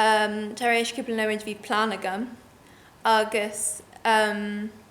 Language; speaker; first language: Irish; non-native, learner; English